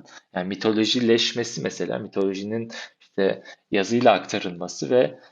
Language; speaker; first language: Turkish; native; Turkish